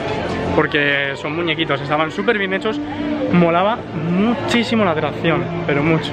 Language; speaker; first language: Spanish; native; Spanish